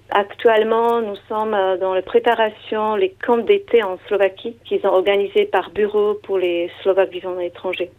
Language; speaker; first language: French; non-native, fluent; Slovak